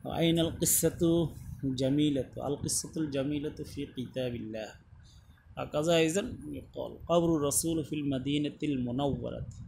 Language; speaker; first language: Arabic; non-native, fluent; Bangla